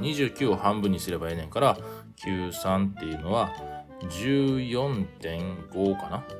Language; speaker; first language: Japanese; native; Japanese